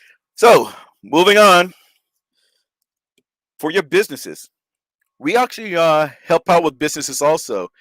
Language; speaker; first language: English; native; English